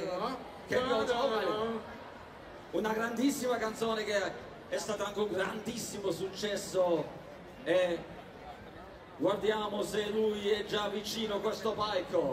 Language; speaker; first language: Italian; early bilingual, heritage; German